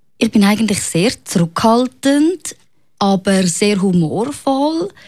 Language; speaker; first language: German; early bilingual, other home language; Swiss German